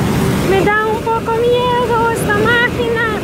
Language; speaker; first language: Spanish; non-native, learner; Russian